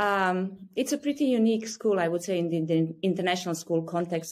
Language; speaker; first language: English; non-native, fluent; Croatian